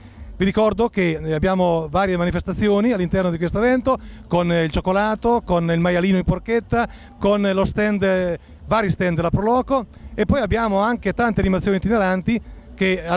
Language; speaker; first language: Italian; native; Italian